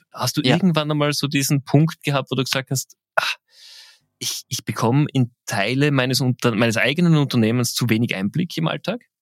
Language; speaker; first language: German; native; German